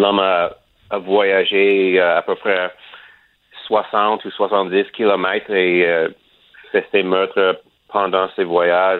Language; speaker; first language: French; non-native, learner; English